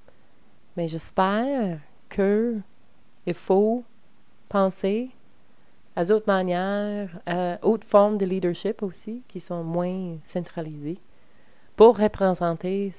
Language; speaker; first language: French; non-native, learner; English